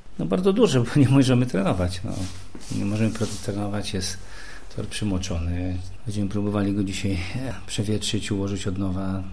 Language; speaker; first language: Polish; native; Polish